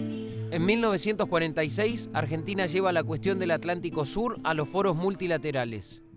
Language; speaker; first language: Spanish; native; Spanish